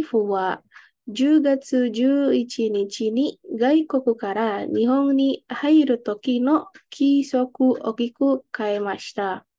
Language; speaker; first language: Japanese; non-native, learner; Indonesian